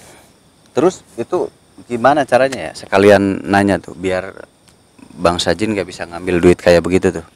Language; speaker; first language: Indonesian; native; Indonesian